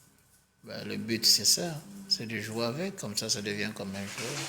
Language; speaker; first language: French; native; French